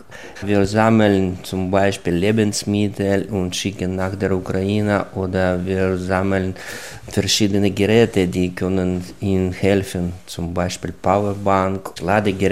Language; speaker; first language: German; non-native, learner; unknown